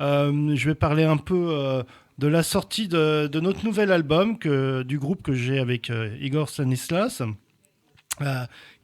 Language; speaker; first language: French; native; French